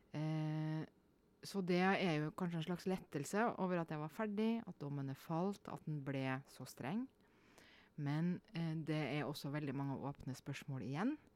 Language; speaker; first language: Norwegian; native; Norwegian